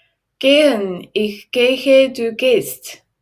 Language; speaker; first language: German; non-native, learner; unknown